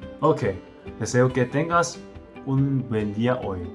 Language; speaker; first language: Spanish; non-native, learner; Korean